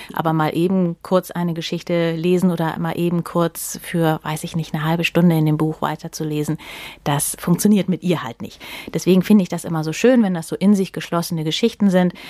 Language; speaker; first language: German; native; German